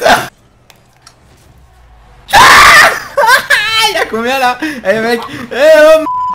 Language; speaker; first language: French; native; French